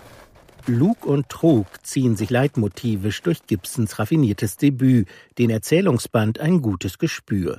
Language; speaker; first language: German; native; German